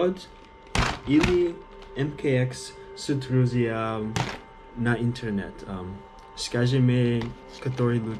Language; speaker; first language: Russian; non-native, learner; English